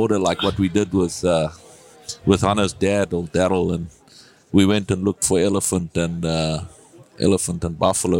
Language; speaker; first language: English; non-native, local second language; Afrikaans